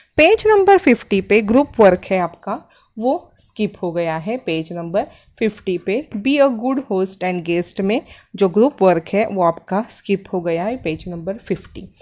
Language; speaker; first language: Hindi; non-native, local second language; Marathi